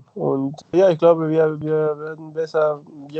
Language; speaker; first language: German; non-native, fluent; Spanish